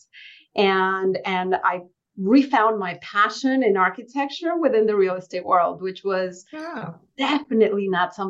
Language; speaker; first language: English; early bilingual, other home language; Spanish